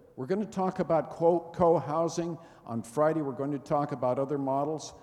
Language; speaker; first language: English; native; English